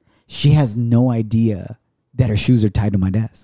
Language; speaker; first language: English; early bilingual, other home language; Spanish